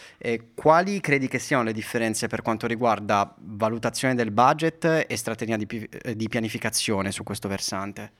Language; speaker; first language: Italian; native; Italian